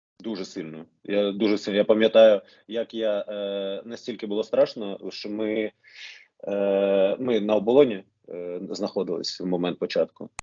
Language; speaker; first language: Ukrainian; non-native, local second language; Russian